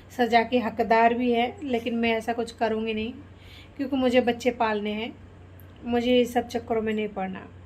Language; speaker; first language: Hindi; non-native, local second language; Bangla